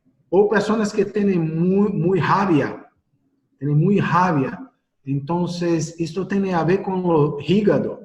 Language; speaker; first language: Spanish; non-native, learner; Portuguese